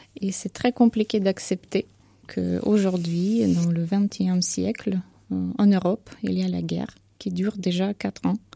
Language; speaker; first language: French; non-native, fluent; Ukrainian